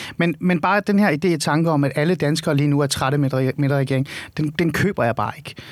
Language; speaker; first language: Danish; early bilingual, other home language; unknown